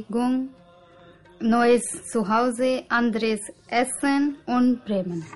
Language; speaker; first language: German; non-native, learner; Punjabi